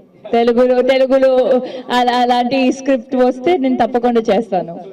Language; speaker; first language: Telugu; non-native, local second language; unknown